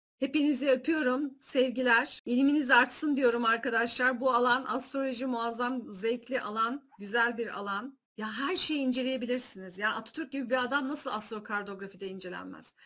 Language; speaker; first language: Turkish; early bilingual, heritage; Turkish